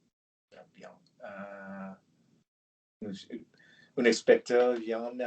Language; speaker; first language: French; non-native, learner; English